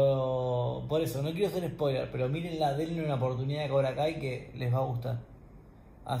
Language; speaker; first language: Spanish; native; Spanish